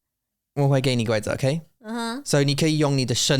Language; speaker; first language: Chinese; non-native, learner; English